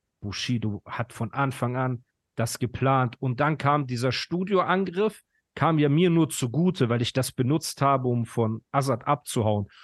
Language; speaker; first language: German; early bilingual, other home language; Persian